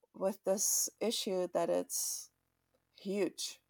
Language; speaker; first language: English; non-native, fluent; Czech